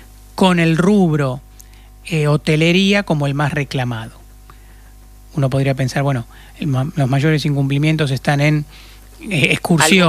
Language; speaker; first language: Spanish; native; Spanish